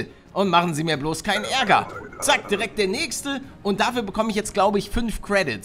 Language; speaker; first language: German; native; German